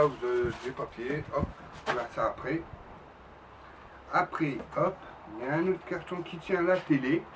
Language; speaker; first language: French; native; French